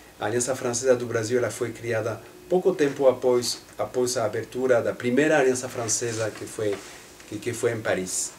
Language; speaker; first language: Portuguese; non-native, fluent; French